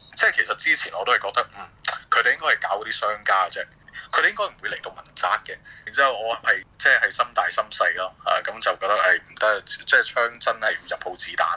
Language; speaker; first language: Cantonese; native; Cantonese